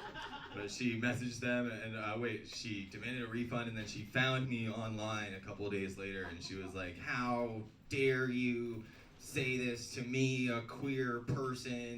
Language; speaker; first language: English; native; English